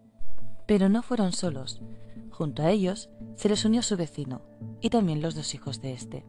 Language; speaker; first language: Spanish; native; Spanish